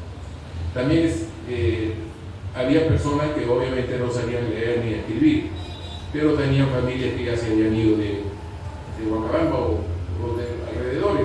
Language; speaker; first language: Spanish; native; Spanish